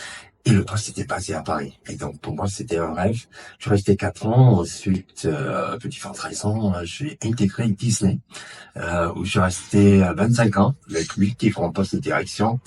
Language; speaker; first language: French; non-native, fluent; English